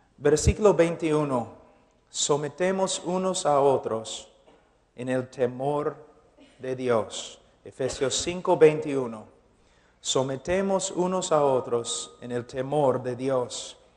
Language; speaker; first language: Spanish; non-native, fluent; English